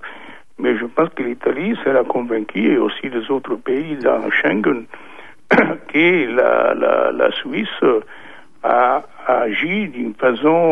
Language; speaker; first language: French; non-native, fluent; Italian